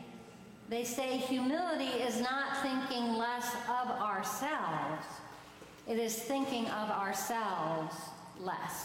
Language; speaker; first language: English; native; English